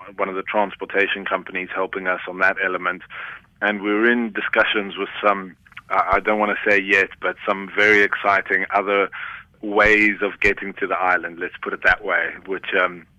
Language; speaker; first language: English; native; English